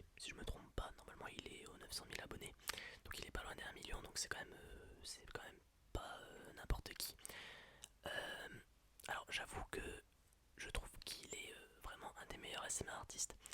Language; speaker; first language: French; native; French